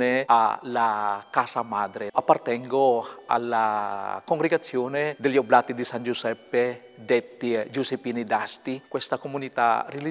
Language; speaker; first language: Italian; non-native, fluent; Filipino